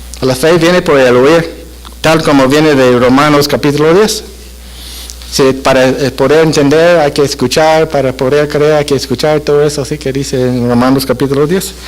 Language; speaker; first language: Spanish; non-native, fluent; English